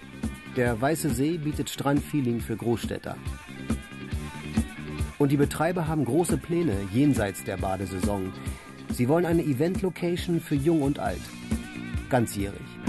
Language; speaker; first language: German; native; German